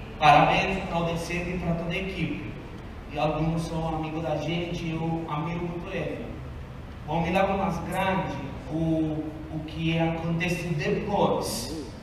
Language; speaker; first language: Portuguese; non-native, fluent; Italian